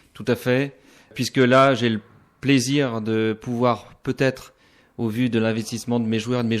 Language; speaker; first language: French; native; French